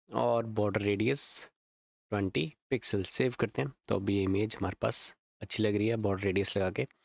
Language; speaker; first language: Hindi; native; Hindi